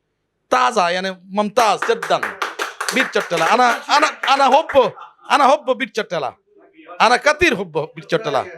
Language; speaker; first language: Arabic; non-native, learner; Bangla